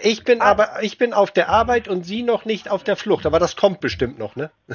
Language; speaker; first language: German; native; German